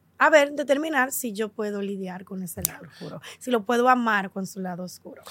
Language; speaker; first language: Spanish; early bilingual, heritage; Spanish